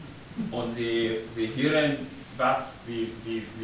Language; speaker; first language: German; non-native, learner; English